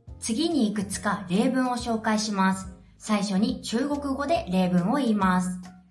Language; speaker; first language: Japanese; native; Japanese